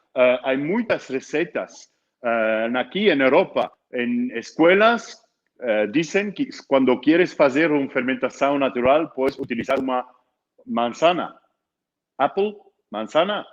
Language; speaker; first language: Spanish; non-native, fluent; Dutch